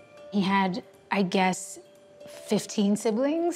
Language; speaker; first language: English; early bilingual, other home language; Spanish